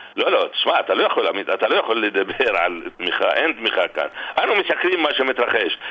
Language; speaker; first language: Hebrew; non-native, local second language; Arabic